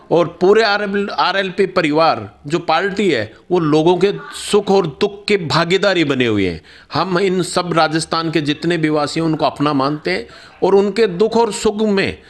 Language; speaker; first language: Hindi; native; Hindi